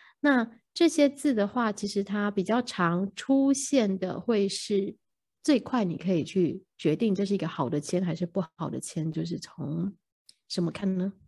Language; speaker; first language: Chinese; native; Chinese